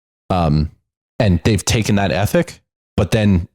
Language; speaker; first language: English; native; English